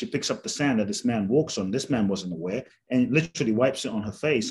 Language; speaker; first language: English; native; English